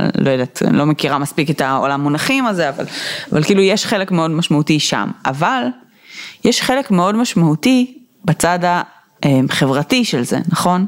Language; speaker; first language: Hebrew; native; Hebrew